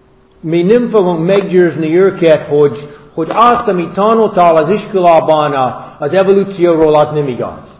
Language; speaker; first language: Hungarian; non-native, fluent; English